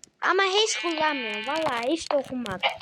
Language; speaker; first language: Turkish; native; Turkish